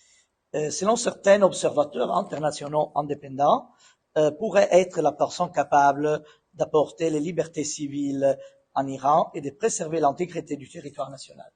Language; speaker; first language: French; non-native, fluent; Italian